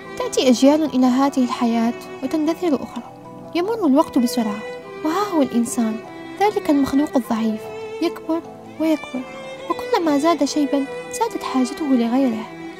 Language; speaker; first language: Arabic; native; Arabic